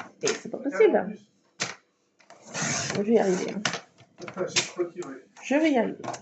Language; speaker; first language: French; native; French